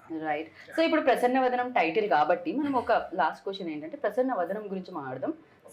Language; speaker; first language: Telugu; native; Telugu